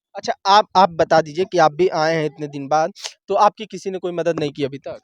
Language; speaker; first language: Hindi; native; Hindi